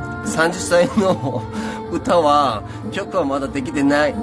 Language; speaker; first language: Japanese; non-native, fluent; Korean